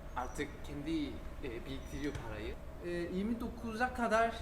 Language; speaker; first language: Turkish; non-native, learner; Korean